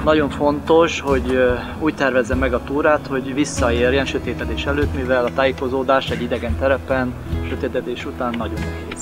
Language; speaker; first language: Hungarian; native; Hungarian